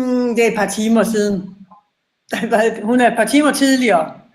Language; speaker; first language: Danish; native; Danish